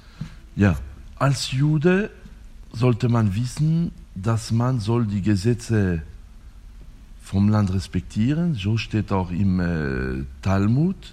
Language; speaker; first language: German; non-native, fluent; French